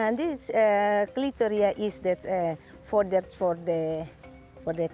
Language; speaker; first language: English; non-native, learner; Indonesian